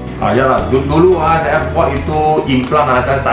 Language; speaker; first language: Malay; non-native, local second language; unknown